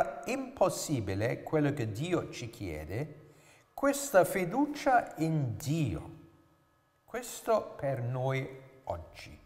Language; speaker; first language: Italian; non-native, fluent; English